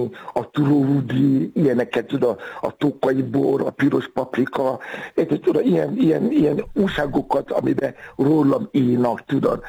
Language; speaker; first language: Hungarian; non-native, fluent; Yoruba